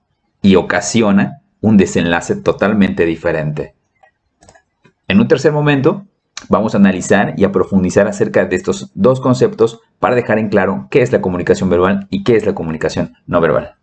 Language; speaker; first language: Spanish; native; Spanish